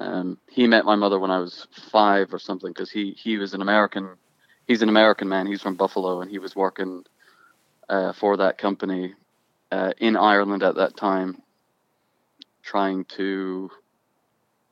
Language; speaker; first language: English; native; English